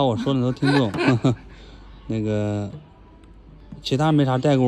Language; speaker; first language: Chinese; native; Chinese